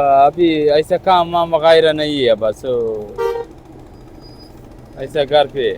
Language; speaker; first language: Hindi; non-native, local second language; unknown